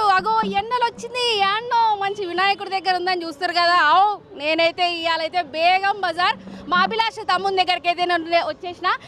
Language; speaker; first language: Telugu; native; Telugu